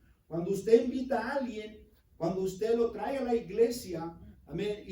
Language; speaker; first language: Spanish; native; Spanish